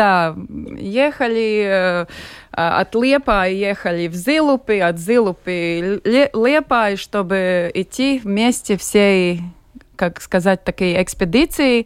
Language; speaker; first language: Russian; non-native, local second language; Latvian